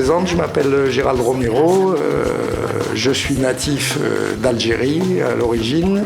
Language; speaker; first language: French; native; French